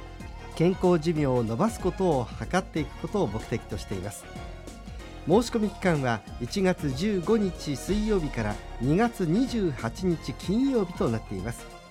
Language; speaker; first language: Japanese; native; Japanese